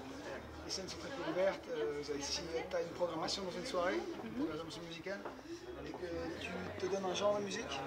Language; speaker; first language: French; native; French